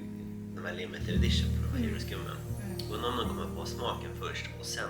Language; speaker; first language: Swedish; native; Swedish